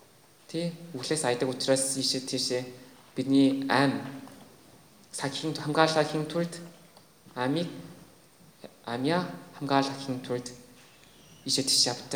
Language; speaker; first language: Mongolian; non-native, fluent; Korean